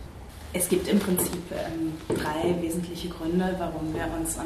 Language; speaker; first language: German; native; German